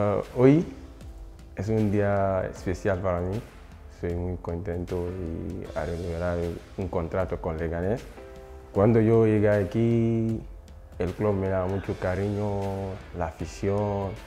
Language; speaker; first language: Spanish; non-native, learner; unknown